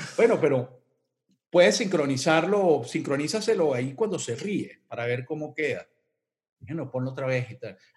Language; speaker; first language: Spanish; native; Spanish